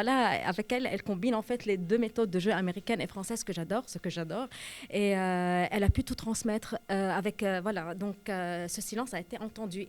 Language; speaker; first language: French; non-native, local second language; Arabic